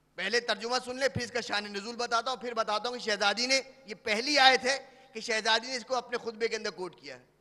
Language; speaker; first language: Urdu; native; Urdu